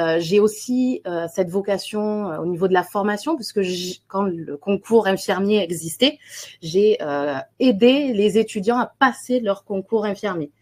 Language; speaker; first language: French; native; French